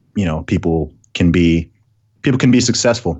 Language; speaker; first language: English; early bilingual, other home language; Arabic